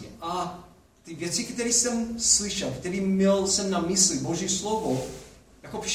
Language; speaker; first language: Czech; non-native, fluent; English